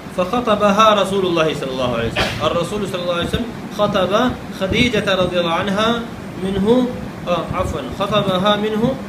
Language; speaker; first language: Arabic; non-native, fluent; Urdu